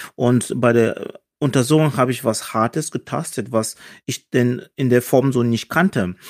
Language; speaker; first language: German; non-native, fluent; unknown